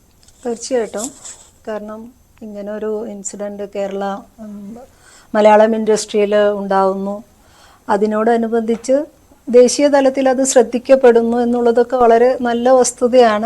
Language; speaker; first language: Malayalam; native; Malayalam